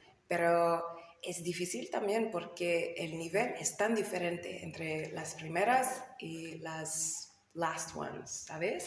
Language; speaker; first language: Spanish; non-native, learner; English